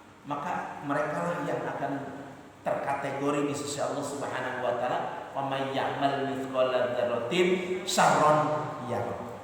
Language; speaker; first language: Indonesian; native; Indonesian